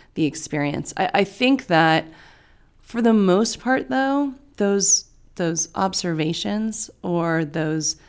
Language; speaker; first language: English; native; English